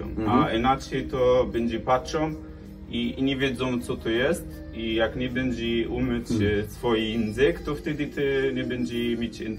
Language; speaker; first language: Polish; non-native, learner; Arabic